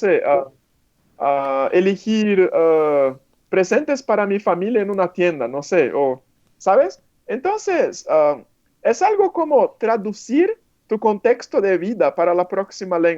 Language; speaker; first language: Spanish; non-native, fluent; Portuguese